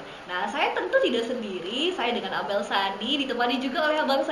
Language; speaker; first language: Indonesian; native; Indonesian